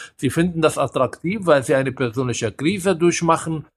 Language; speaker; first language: German; non-native, fluent; Hebrew